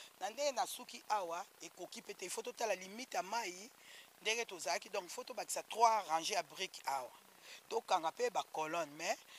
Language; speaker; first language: Lingala; native; Lingala